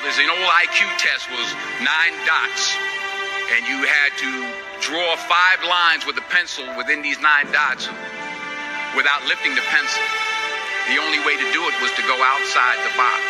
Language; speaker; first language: English; native; English